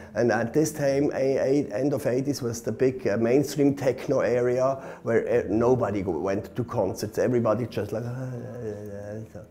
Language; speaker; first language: English; non-native, fluent; Swiss German